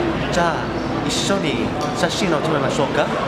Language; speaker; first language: Japanese; non-native, learner; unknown